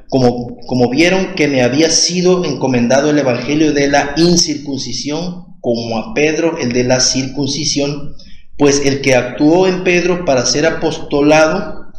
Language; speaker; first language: Spanish; native; Spanish